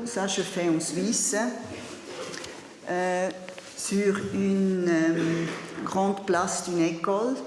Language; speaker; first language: French; non-native, learner; German